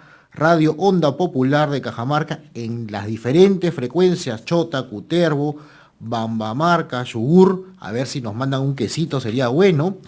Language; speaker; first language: Spanish; native; Spanish